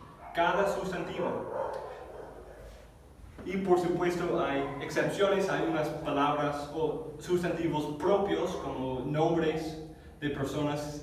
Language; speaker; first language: Spanish; non-native, fluent; English